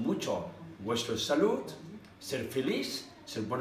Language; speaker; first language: Spanish; non-native, learner; Tibetan